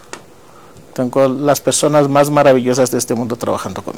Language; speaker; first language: Spanish; non-native, fluent; Greek